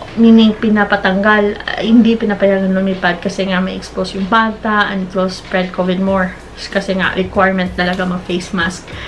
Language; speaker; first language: Filipino; non-native, local second language; Cebuano